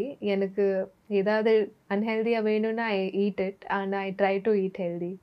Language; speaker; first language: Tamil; non-native, learner; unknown